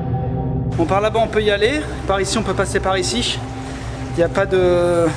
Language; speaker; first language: French; native; French